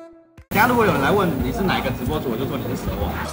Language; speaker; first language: Chinese; native; Chinese